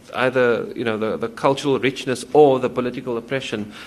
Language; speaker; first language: English; native; English